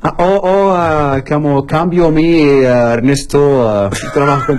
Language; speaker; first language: Spanish; non-native, learner; Arabic